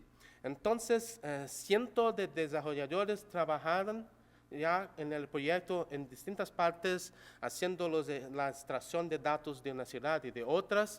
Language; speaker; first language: Spanish; non-native, local second language; Portuguese